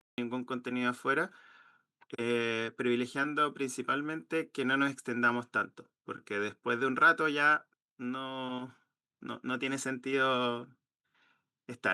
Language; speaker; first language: Spanish; native; Spanish